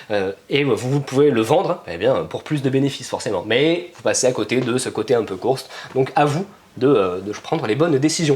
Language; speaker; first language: French; native; French